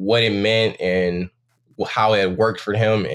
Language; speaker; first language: English; native; English